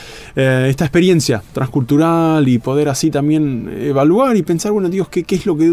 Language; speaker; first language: Spanish; native; Spanish